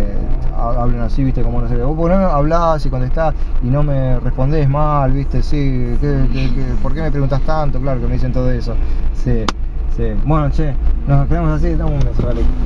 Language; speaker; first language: Spanish; native; Spanish